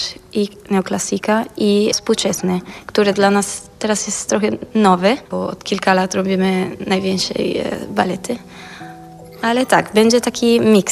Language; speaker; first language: Polish; non-native, fluent; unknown